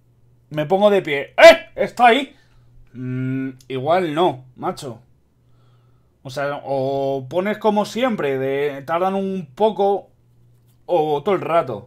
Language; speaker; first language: Spanish; native; Spanish